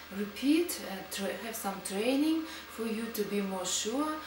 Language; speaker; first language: English; non-native, fluent; Russian